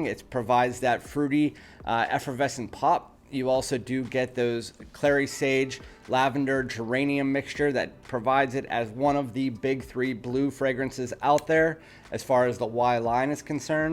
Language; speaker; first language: English; native; English